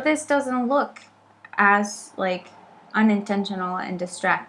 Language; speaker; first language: English; native; English